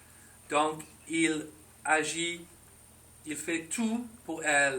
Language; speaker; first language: French; non-native, fluent; English